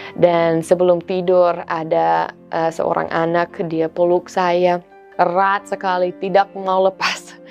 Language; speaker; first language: Indonesian; non-native, fluent; English